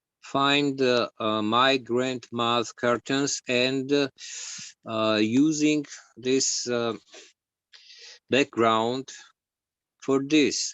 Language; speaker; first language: English; non-native, learner; Georgian